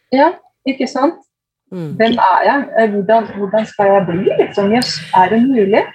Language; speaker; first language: Norwegian; native; Norwegian